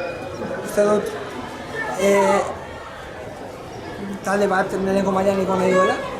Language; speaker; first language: Basque; non-native, local second language; Spanish